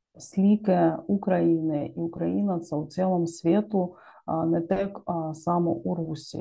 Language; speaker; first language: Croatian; non-native, learner; Ukrainian